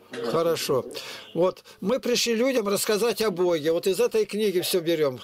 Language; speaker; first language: Russian; native; Russian